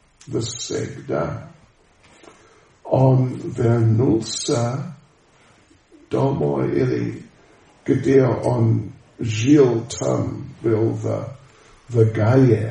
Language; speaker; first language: Russian; non-native, learner; English